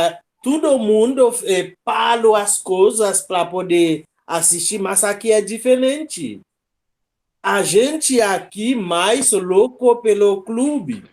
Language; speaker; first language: Portuguese; non-native, local second language; Haitian Creole